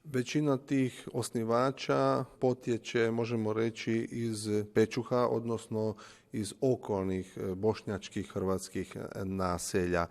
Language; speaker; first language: Bosnian; native; Bosnian